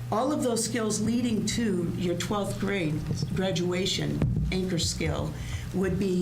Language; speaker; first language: English; native; English